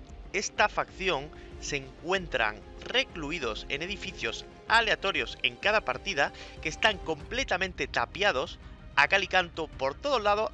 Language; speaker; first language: Spanish; native; Spanish